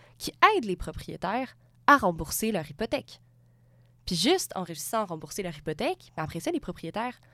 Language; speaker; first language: French; native; French